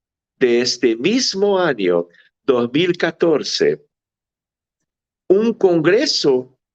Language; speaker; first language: Spanish; non-native, fluent; Portuguese